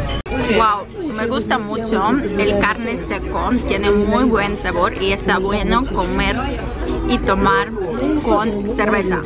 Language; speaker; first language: Spanish; non-native, fluent; Ukrainian